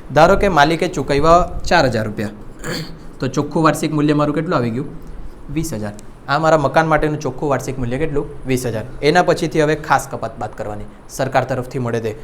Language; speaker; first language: Gujarati; non-native, local second language; Hindi